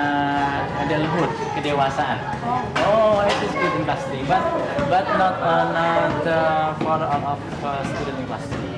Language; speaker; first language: English; non-native, fluent; Indonesian